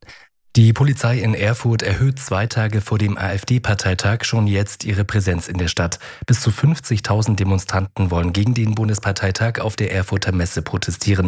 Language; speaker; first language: German; native; German